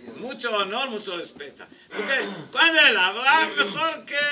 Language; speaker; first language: Spanish; non-native, learner; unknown